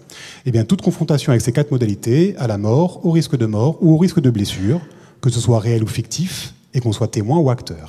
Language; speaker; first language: French; native; French